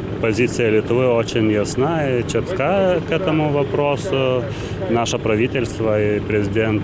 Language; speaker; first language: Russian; non-native, fluent; Lithuanian